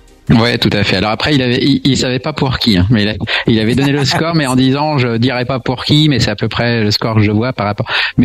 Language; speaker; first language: French; native; French